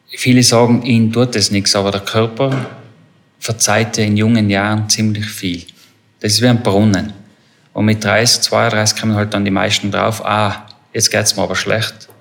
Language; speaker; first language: German; native; German